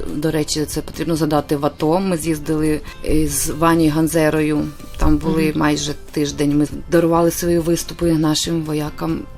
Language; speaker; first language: Ukrainian; native; Ukrainian